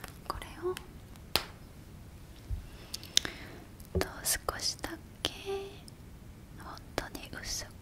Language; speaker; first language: Japanese; non-native, fluent; Korean